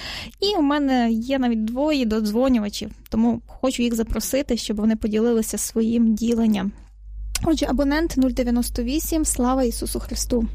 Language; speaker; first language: Ukrainian; native; Ukrainian